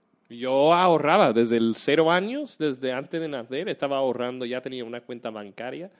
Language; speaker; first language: Spanish; non-native, fluent; English